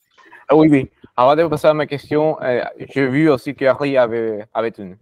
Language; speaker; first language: French; non-native, fluent; Spanish